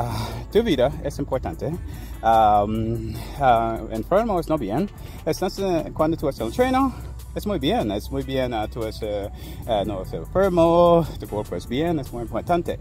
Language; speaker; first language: Spanish; non-native, learner; English